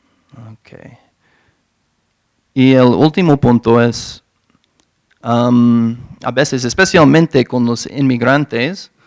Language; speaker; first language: Spanish; non-native, fluent; English